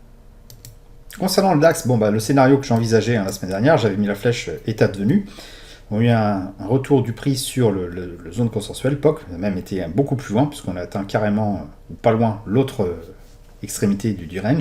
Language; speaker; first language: French; native; French